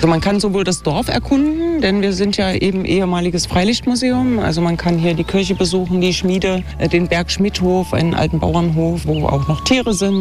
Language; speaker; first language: German; native; German